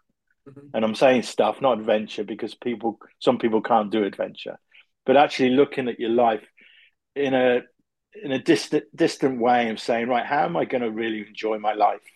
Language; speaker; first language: English; native; English